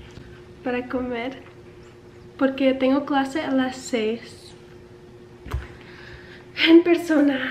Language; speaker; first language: Spanish; early bilingual, heritage; English